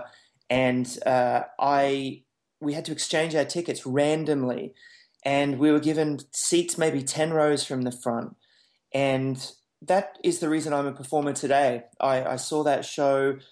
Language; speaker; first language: English; native; English